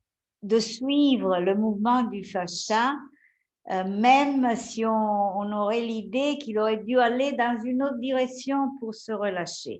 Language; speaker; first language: French; non-native, fluent; Italian